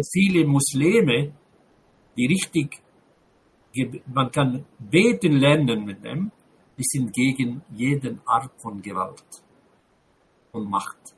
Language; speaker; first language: German; non-native, fluent; Arabic